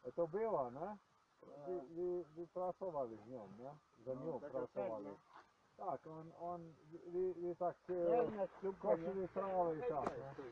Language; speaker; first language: Polish; non-native, learner; Ukrainian